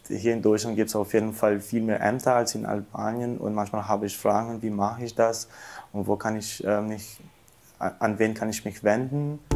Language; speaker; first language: German; non-native, fluent; Albanian